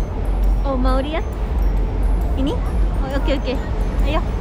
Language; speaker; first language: Indonesian; non-native, fluent; Japanese